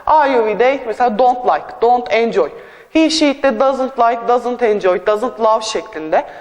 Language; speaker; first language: English; non-native, fluent; Turkish